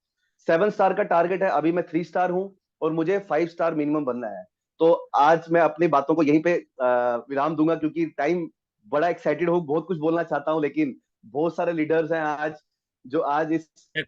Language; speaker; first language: Hindi; native; Hindi